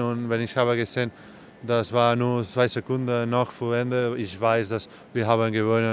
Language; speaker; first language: German; non-native, learner; Spanish